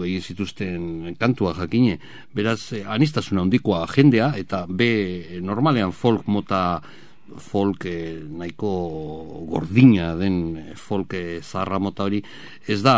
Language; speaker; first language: Basque; native; Basque